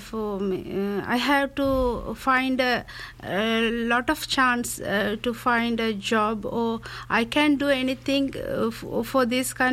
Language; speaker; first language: English; non-native, learner; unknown